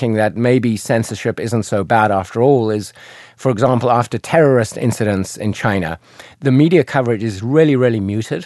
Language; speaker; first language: English; native; English